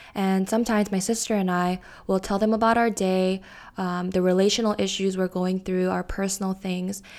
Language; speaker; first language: English; early bilingual, other home language; Korean